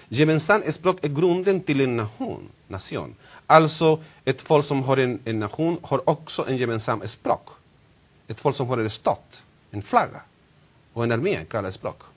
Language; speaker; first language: Swedish; non-native, fluent; Spanish